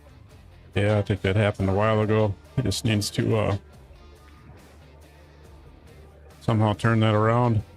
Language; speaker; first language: English; native; English